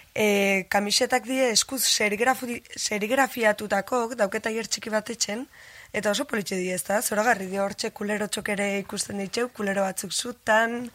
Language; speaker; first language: Basque; native; Basque